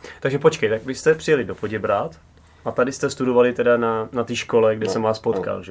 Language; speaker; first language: Czech; native; Czech